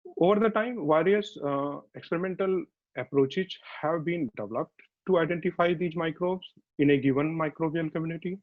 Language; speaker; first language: English; non-native, fluent; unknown